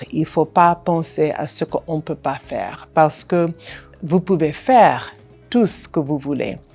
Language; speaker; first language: French; non-native, fluent; English